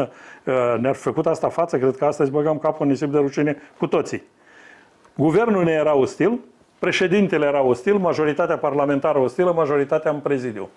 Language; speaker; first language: Romanian; native; Romanian